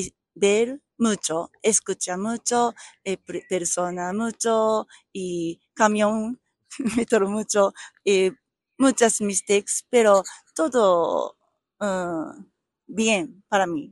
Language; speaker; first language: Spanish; non-native, learner; Japanese